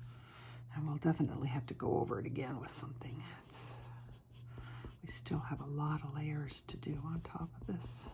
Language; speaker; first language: English; native; English